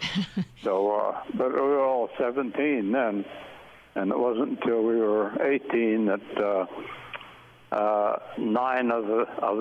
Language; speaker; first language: English; native; English